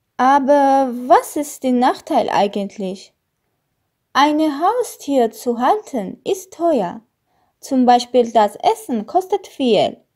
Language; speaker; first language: German; non-native, learner; Armenian